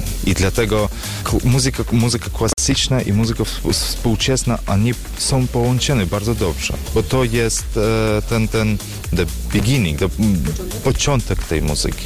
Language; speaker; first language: Polish; non-native, learner; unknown